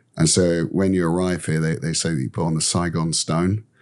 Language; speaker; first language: English; native; English